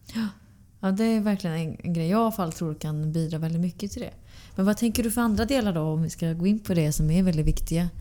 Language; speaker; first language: Swedish; native; Swedish